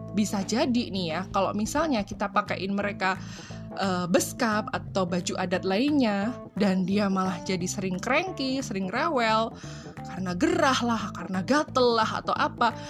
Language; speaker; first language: Indonesian; native; Indonesian